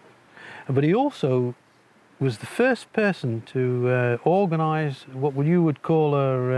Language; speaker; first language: English; native; English